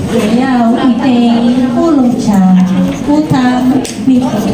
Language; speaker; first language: Chinese; non-native, learner; Filipino